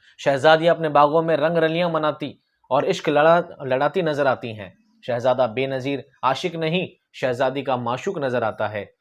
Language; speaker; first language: Urdu; native; Urdu